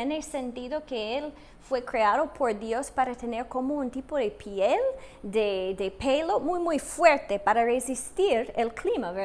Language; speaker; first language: Spanish; non-native, fluent; English